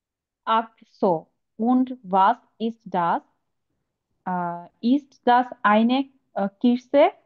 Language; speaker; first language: German; non-native, learner; Bangla